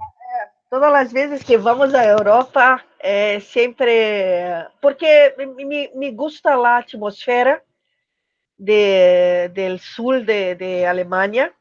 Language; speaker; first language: Spanish; non-native, learner; Portuguese